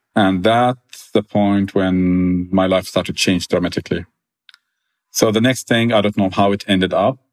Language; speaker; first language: English; non-native, fluent; Arabic